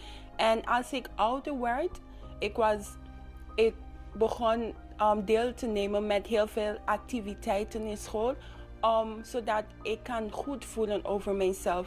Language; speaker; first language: Dutch; non-native, local second language; English